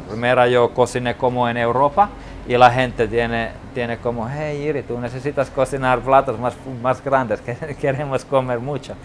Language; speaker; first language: Spanish; non-native, learner; Finnish